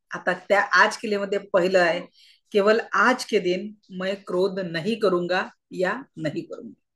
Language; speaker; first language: Hindi; non-native, local second language; Marathi